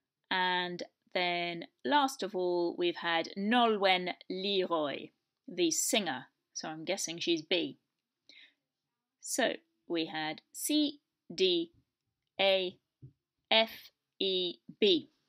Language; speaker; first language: English; native; English